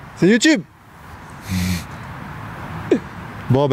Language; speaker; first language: French; native; French